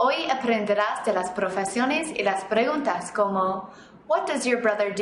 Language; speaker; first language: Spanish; non-native, fluent; English